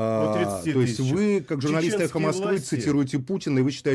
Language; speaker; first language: Russian; native; Russian